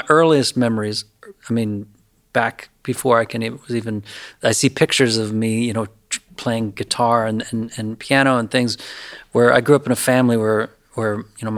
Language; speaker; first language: English; native; English